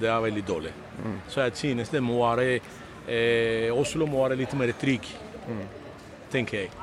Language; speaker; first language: Norwegian; non-native, fluent; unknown